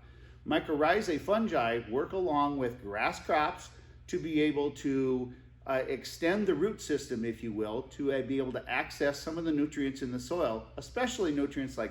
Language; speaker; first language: English; native; English